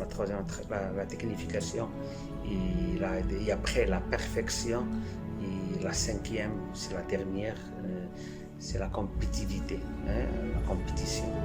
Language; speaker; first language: French; non-native, fluent; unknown